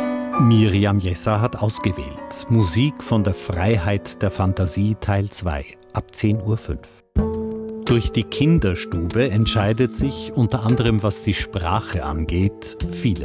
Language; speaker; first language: German; native; German